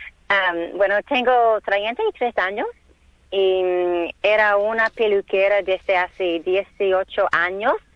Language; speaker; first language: Spanish; non-native, learner; English